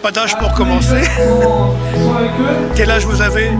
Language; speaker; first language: French; native; French